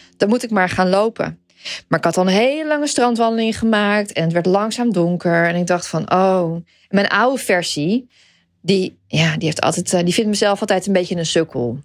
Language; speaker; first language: Dutch; native; Dutch